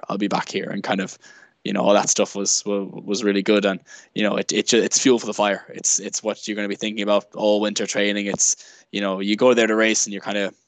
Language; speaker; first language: English; native; English